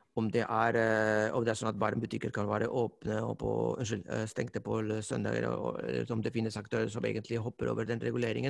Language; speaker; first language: Norwegian; non-native, fluent; Spanish